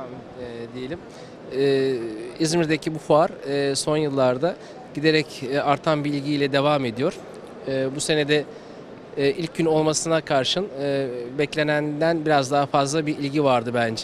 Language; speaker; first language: Turkish; native; Turkish